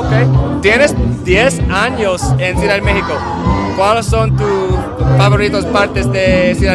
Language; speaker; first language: Spanish; non-native, learner; English